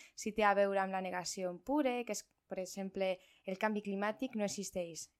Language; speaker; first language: Catalan; non-native, local second language; Spanish